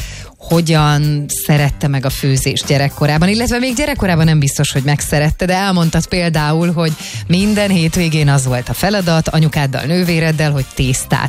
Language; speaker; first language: Hungarian; native; Hungarian